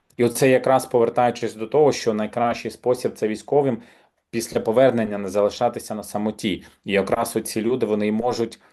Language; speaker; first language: Ukrainian; native; Ukrainian